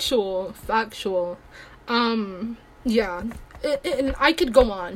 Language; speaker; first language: English; early bilingual, other home language; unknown